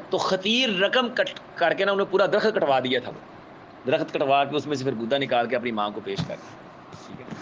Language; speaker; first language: Urdu; non-native, local second language; Punjabi